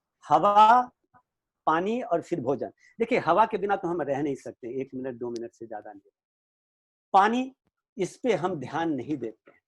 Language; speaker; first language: Hindi; native; Hindi